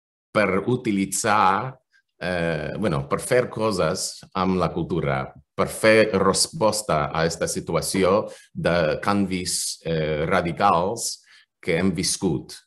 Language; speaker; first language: Catalan; non-native, fluent; English